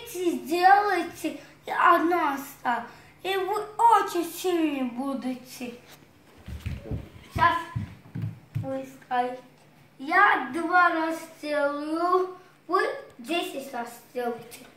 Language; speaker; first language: Russian; non-native, learner; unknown